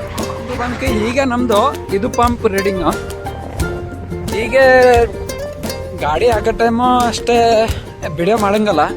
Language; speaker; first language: Kannada; non-native, local second language; Hindi